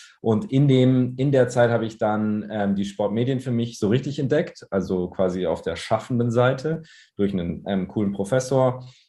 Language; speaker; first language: German; native; German